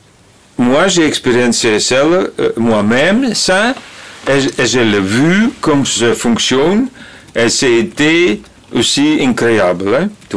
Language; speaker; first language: French; non-native, learner; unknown